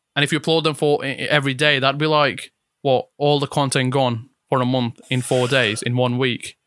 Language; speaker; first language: English; non-native, fluent; Italian